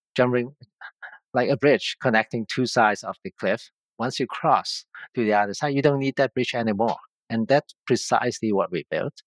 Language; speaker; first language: English; non-native, local second language; Cantonese